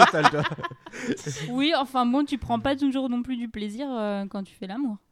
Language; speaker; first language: French; native; French